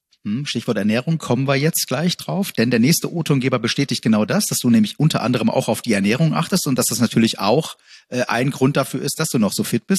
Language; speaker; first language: German; native; German